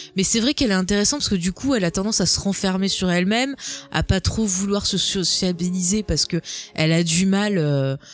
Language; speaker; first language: French; native; French